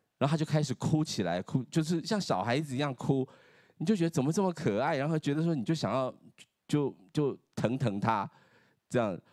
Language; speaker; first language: Chinese; native; Chinese